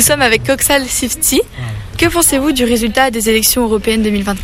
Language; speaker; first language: French; native; French